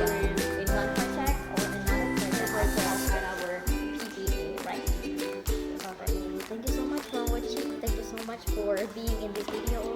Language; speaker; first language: English; non-native, fluent; Indonesian